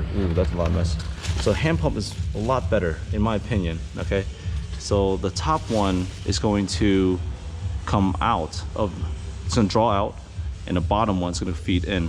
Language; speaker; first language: English; native; English